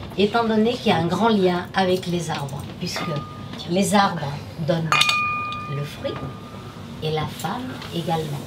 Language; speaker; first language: French; non-native, fluent; Portuguese